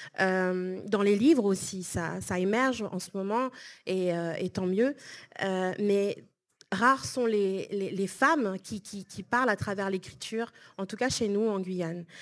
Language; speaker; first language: French; native; French